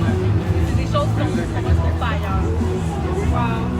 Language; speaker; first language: French; native; French